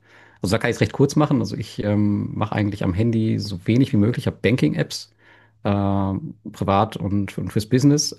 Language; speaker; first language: German; native; German